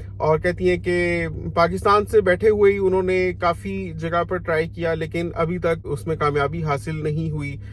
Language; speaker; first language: Urdu; non-native, local second language; Punjabi